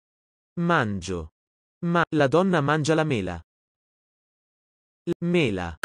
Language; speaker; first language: Italian; non-native, learner; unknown